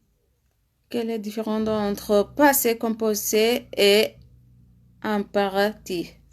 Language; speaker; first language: French; non-native, learner; Arabic